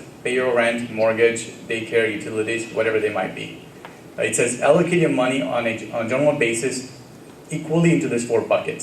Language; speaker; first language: English; early bilingual, other home language; Gujarati